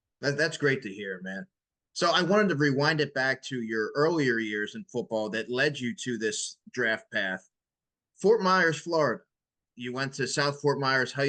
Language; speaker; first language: English; native; English